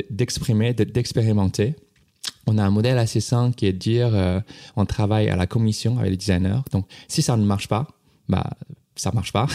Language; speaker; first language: French; non-native, fluent; Chinese